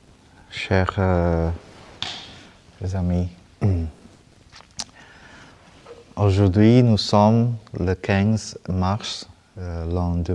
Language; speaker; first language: French; non-native, fluent; Vietnamese